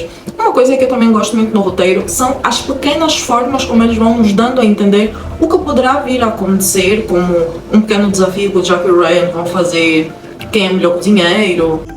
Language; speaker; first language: Portuguese; native; Portuguese